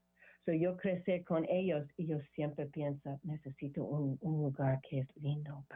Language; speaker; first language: Spanish; non-native, learner; English